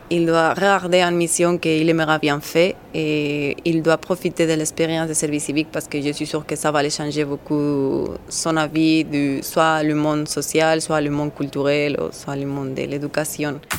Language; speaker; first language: French; non-native, fluent; Spanish